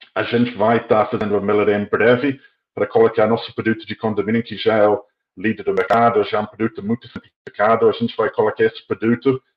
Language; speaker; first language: Portuguese; non-native, fluent; English